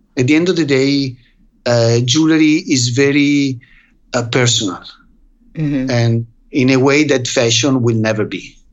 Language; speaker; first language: English; non-native, fluent; Italian